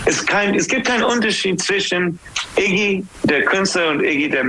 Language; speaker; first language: German; non-native, learner; English